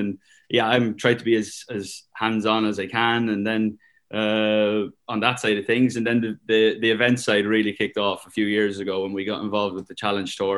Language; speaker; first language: English; native; English